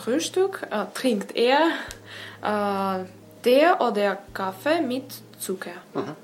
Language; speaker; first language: German; non-native, learner; Russian